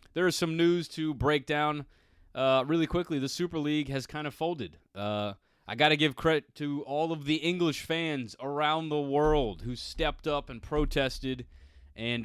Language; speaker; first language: English; native; English